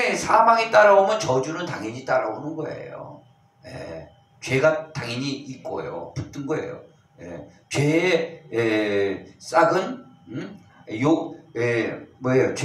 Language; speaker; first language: Korean; native; Korean